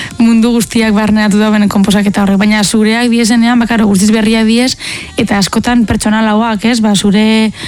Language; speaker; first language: Basque; native; Basque